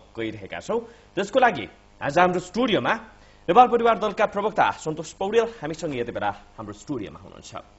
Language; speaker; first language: Nepali; native; Nepali